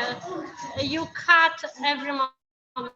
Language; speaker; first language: English; non-native, fluent; Polish